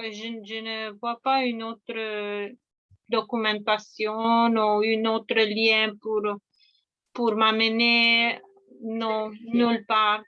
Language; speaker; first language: French; non-native, fluent; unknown